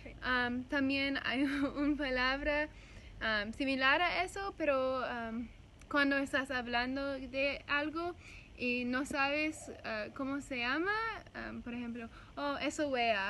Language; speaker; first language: Spanish; non-native, learner; English